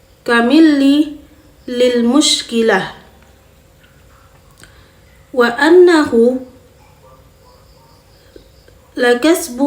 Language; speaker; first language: Arabic; non-native, fluent; Indonesian